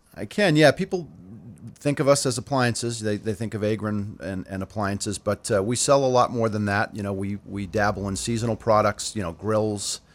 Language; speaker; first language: English; native; English